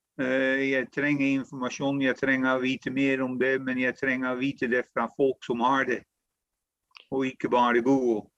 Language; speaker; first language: Norwegian; non-native, fluent; Dutch